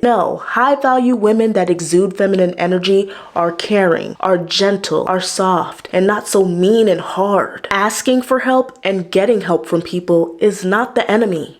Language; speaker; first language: English; native; English